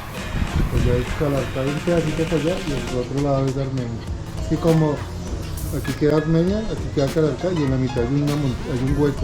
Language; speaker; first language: Spanish; native; Spanish